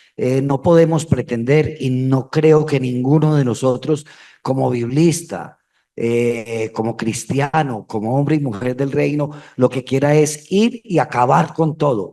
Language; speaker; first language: Spanish; native; Spanish